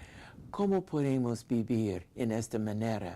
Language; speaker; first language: Spanish; non-native, fluent; English